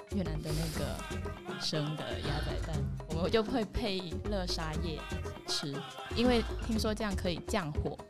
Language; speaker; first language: Chinese; non-native, fluent; Vietnamese